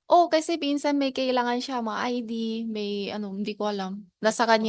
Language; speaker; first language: Filipino; non-native, learner; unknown